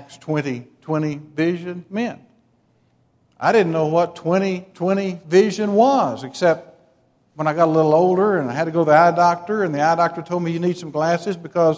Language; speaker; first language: English; native; English